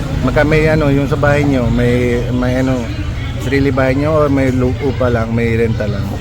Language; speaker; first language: Filipino; non-native, local second language; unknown